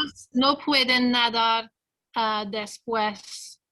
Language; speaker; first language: Spanish; non-native, learner; English